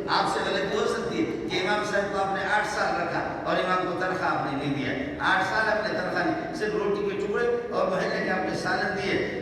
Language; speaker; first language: Urdu; non-native, local second language; Baluchi